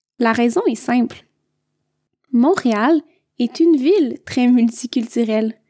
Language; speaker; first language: French; native; French